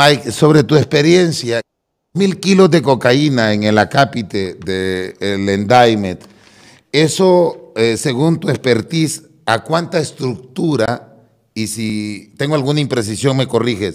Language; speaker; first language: Spanish; native; Spanish